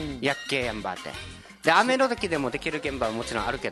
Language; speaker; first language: Japanese; native; Japanese